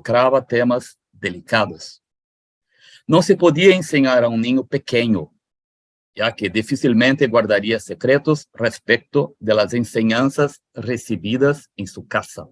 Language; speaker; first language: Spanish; non-native, fluent; Portuguese